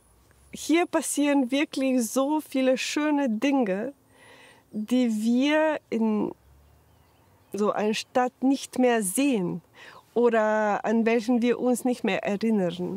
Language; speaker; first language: German; non-native, fluent; Slovenian